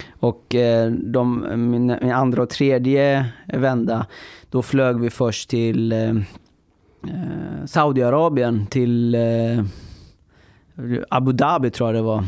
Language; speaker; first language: Swedish; early bilingual, other home language; Persian